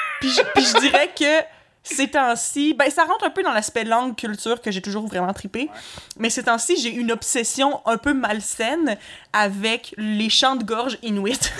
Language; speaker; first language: French; native; French